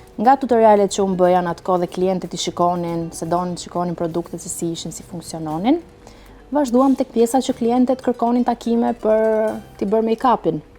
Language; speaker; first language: Albanian; early bilingual, heritage; Albanian